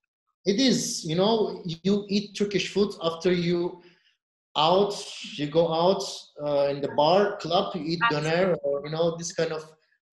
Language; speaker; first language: English; non-native, fluent; Turkish